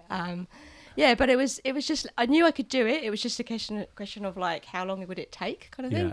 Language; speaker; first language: English; native; English